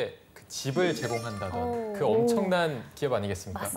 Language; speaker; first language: Korean; native; Korean